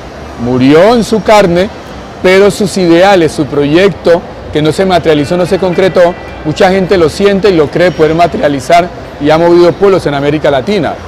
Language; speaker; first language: Spanish; native; Spanish